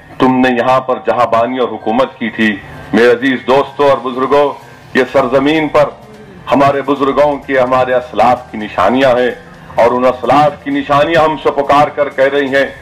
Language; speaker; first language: Urdu; native; Urdu